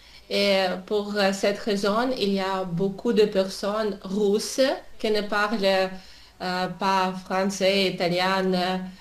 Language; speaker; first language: French; non-native, learner; Russian